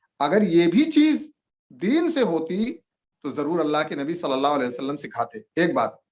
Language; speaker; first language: Urdu; native; Urdu